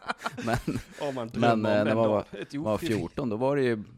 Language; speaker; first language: Swedish; native; Swedish